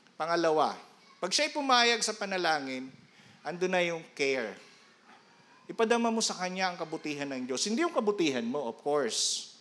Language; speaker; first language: Filipino; non-native, local second language; Bikol